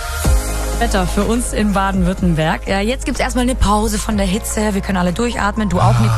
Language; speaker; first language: German; native; German